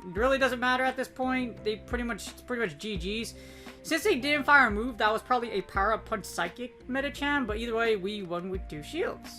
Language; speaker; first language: English; native; English